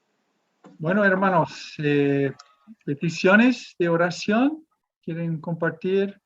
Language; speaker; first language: Spanish; non-native, fluent; English